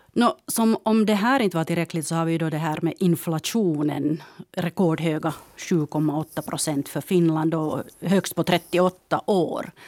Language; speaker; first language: Swedish; native; Swedish